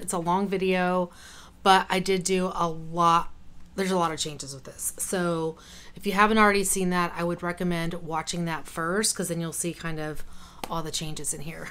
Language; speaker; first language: English; native; English